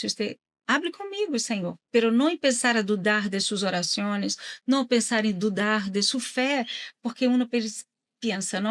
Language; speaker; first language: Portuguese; non-native, learner; Spanish